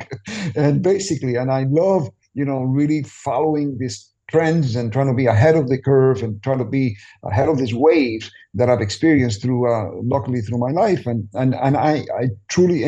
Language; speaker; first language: English; non-native, fluent; Spanish